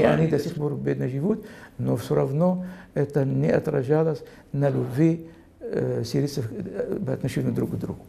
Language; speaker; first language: Russian; non-native, fluent; Arabic